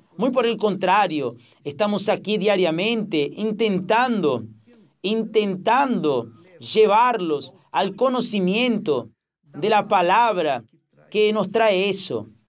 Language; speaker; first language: Spanish; non-native, fluent; Portuguese